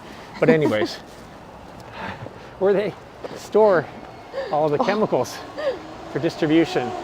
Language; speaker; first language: English; non-native, fluent; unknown